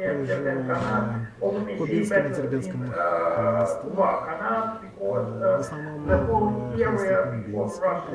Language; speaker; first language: Russian; non-native, local second language; Azerbaijani